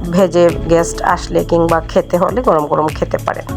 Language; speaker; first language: Bangla; non-native, local second language; Sylheti